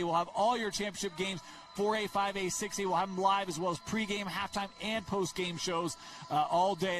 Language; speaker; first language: English; native; English